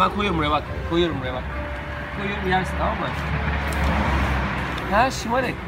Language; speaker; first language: Turkish; native; Turkish